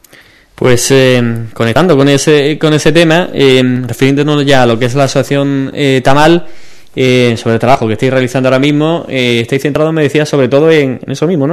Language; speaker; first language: Spanish; native; Spanish